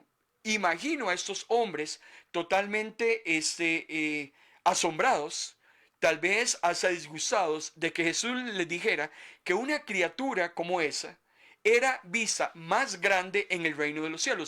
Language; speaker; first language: Spanish; native; Spanish